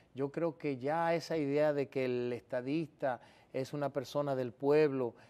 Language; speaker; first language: Spanish; early bilingual, heritage; Spanish